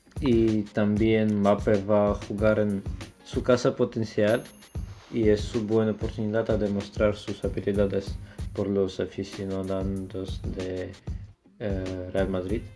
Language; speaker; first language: Spanish; non-native, learner; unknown